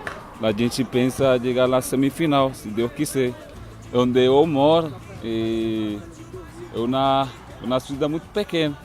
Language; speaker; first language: Portuguese; non-native, fluent; Spanish